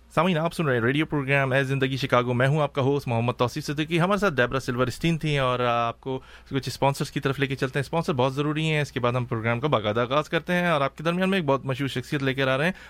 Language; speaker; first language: Urdu; native; Urdu